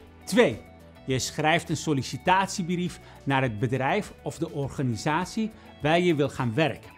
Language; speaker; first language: Dutch; non-native, fluent; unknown